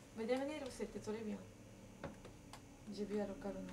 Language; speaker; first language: French; non-native, learner; Japanese